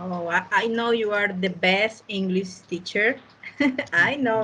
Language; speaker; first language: English; non-native, learner; Spanish